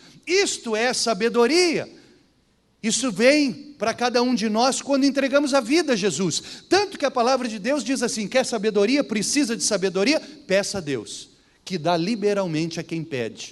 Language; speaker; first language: Portuguese; native; Portuguese